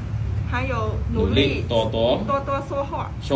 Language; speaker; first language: Chinese; non-native, learner; Khmer